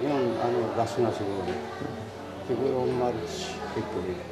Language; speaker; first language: Filipino; non-native, learner; Japanese